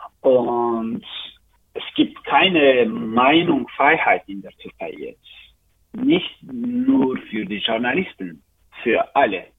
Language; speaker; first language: German; non-native, learner; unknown